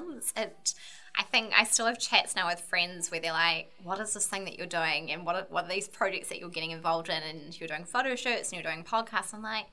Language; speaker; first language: English; native; English